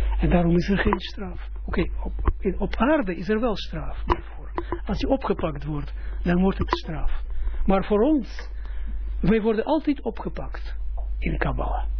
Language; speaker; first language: Dutch; non-native, fluent; Russian